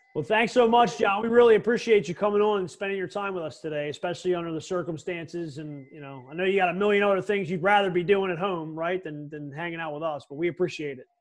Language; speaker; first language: English; early bilingual, other home language; German